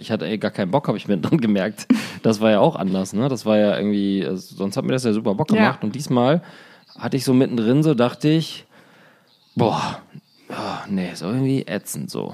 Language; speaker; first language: German; native; German